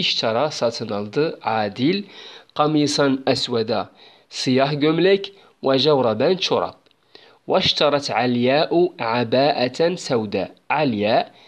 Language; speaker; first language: Arabic; non-native, fluent; Turkish